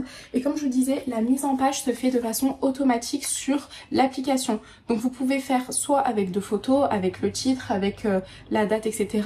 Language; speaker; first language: French; native; French